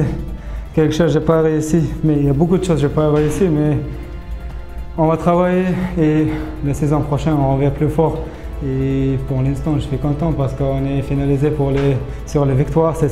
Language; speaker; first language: French; non-native, learner; Chechen